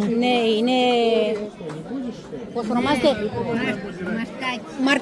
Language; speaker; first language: Greek; non-native, learner; Bulgarian